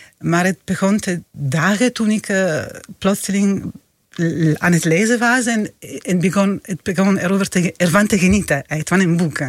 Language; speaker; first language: Dutch; non-native, fluent; Italian